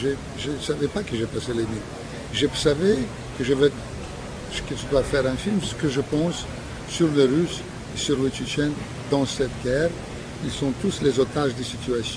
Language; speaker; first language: French; non-native, fluent; Russian